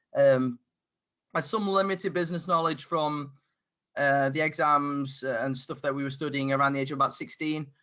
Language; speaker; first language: English; native; English